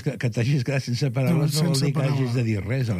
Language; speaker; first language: Catalan; native; Catalan